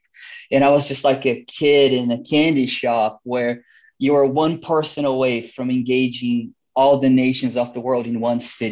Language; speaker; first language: English; non-native, fluent; Portuguese